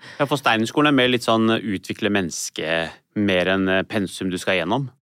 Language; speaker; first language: Norwegian; early bilingual, other home language; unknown